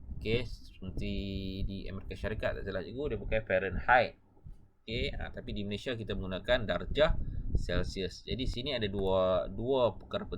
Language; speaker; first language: Malay; native; Malay